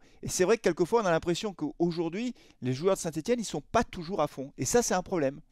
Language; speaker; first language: French; native; French